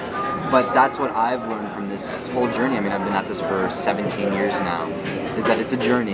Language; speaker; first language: English; early bilingual, other home language; Hebrew